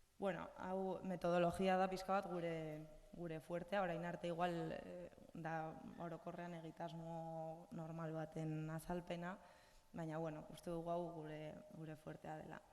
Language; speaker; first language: Basque; non-native, local second language; Spanish